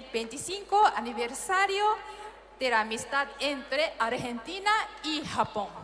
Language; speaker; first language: Spanish; non-native, fluent; Japanese